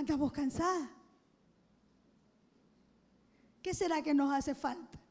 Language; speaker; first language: Spanish; native; Spanish